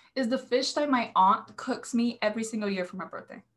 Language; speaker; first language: English; non-native, fluent; Spanish